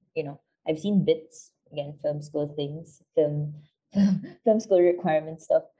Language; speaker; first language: English; non-native, local second language; Filipino